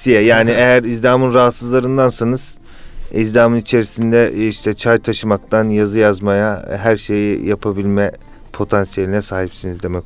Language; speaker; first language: Turkish; native; Turkish